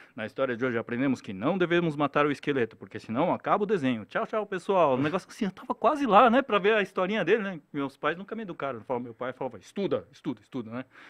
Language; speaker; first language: Portuguese; early bilingual, other home language; Korean